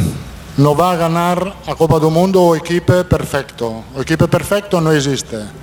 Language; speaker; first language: Portuguese; non-native, fluent; Italian